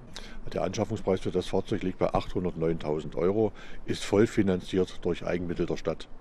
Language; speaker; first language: German; native; German